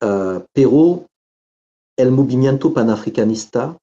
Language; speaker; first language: Spanish; non-native, fluent; French